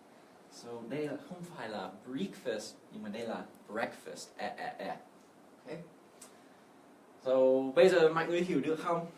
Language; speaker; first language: Vietnamese; non-native, fluent; English